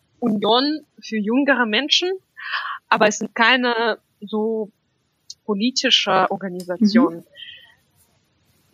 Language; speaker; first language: German; non-native, fluent; Russian